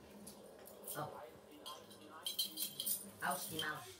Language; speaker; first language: German; non-native, learner; Filipino